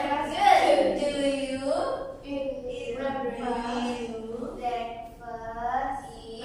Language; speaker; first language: English; non-native, learner; Indonesian